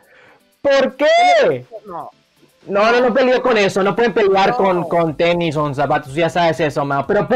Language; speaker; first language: Spanish; native; Spanish